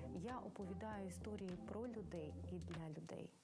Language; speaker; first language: Ukrainian; native; Ukrainian